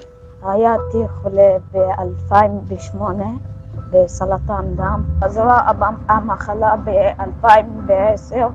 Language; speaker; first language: Hebrew; non-native, local second language; Arabic